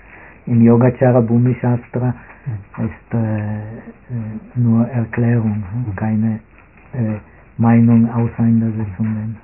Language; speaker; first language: German; non-native, fluent; Czech